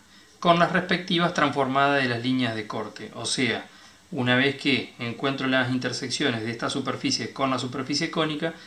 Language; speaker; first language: Spanish; native; Spanish